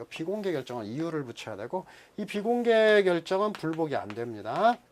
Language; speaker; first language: Korean; native; Korean